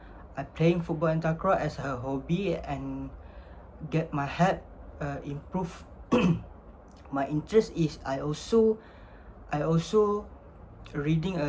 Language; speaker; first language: English; non-native, learner; Malay